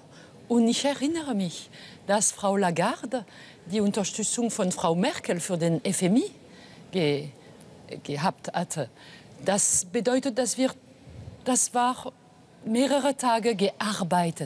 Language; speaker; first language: German; non-native, fluent; French